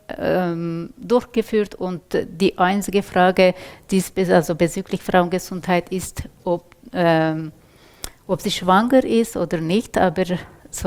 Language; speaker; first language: German; non-native, fluent; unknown